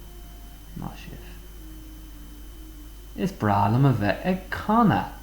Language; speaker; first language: Irish; non-native, local second language; English